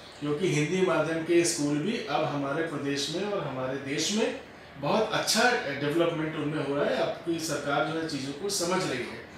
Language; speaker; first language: Hindi; native; Hindi